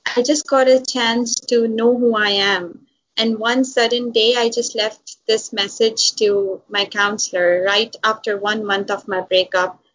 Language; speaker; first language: English; non-native, local second language; Urdu